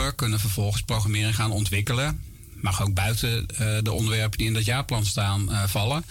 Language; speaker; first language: Dutch; native; Dutch